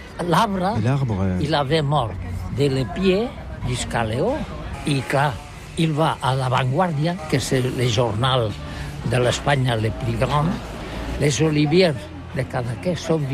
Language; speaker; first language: French; non-native, learner; Catalan